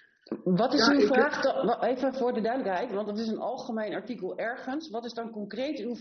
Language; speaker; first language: Dutch; native; Dutch